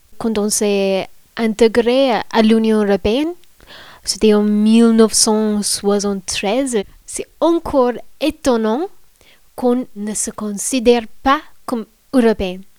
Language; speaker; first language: French; non-native, fluent; English